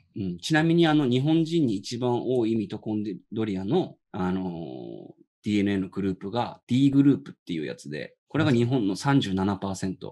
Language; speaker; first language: Japanese; native; Japanese